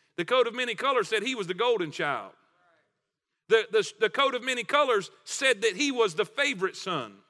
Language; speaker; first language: English; native; English